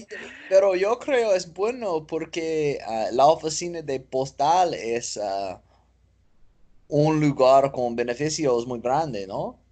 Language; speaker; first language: Spanish; non-native, learner; English